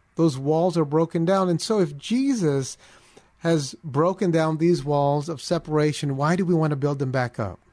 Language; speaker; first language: English; early bilingual, other home language; Filipino